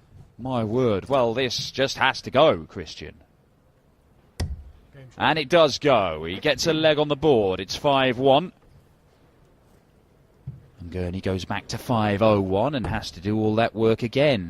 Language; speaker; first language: English; native; English